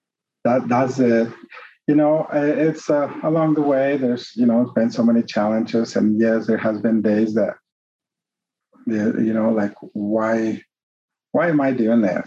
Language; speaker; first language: English; non-native, fluent; Spanish